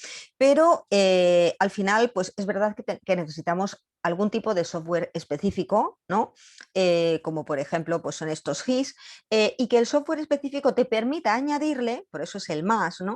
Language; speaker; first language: Spanish; native; Spanish